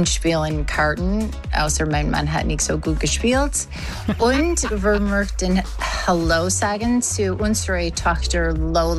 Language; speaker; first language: German; non-native, learner; English